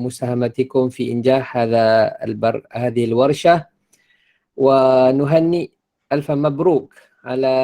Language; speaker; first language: Arabic; non-native, fluent; Malay